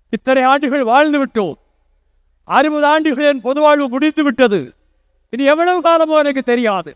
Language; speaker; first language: Tamil; native; Tamil